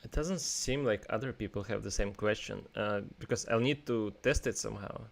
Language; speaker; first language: English; non-native, fluent; Russian